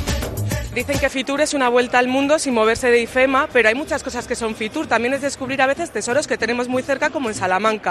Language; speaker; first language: Spanish; native; Spanish